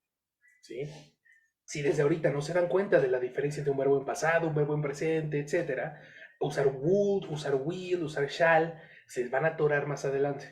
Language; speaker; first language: Spanish; native; Spanish